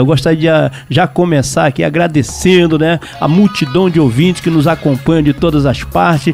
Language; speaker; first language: Portuguese; native; Portuguese